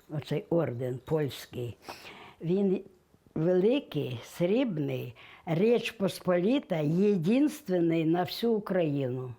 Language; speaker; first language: Ukrainian; non-native, local second language; Russian